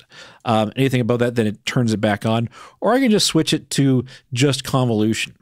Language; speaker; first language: English; native; English